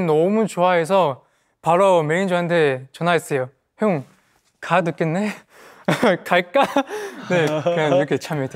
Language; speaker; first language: Korean; non-native, fluent; Chinese